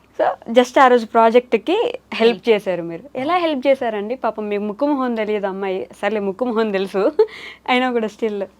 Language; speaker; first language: Telugu; native; Telugu